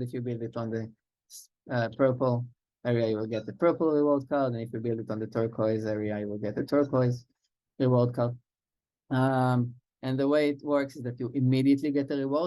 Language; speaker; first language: English; non-native, fluent; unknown